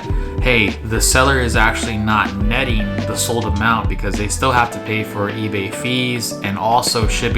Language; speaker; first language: English; native; English